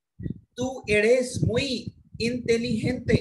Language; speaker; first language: Spanish; non-native, learner; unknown